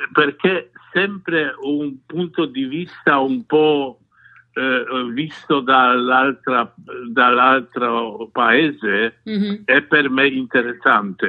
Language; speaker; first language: Italian; non-native, fluent; Polish